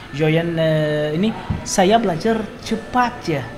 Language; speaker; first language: Indonesian; non-native, learner; Arabic